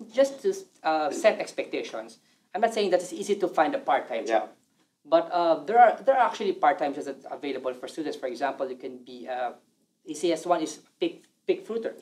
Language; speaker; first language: English; non-native, local second language; Filipino